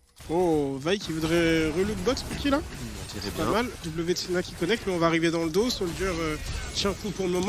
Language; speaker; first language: French; native; French